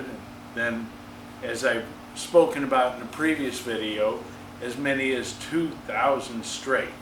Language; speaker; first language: English; native; English